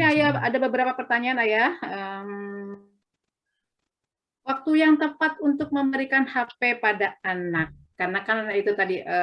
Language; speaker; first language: Indonesian; native; Indonesian